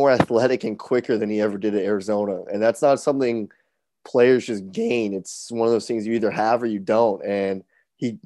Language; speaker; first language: English; native; English